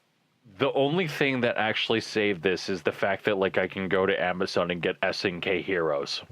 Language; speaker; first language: English; native; English